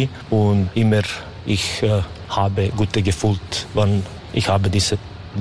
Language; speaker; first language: German; non-native, learner; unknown